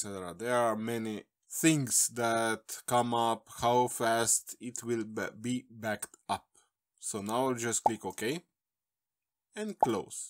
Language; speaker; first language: English; non-native, fluent; Slovenian